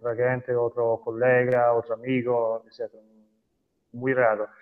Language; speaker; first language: Spanish; non-native, learner; Italian